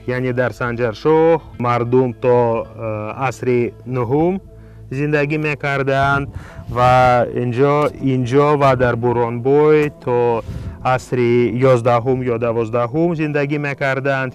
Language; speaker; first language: Persian; non-native, fluent; Russian